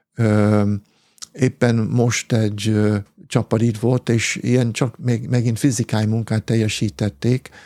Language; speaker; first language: Hungarian; early bilingual, heritage; English